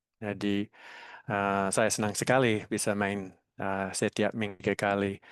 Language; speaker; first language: Indonesian; non-native, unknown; English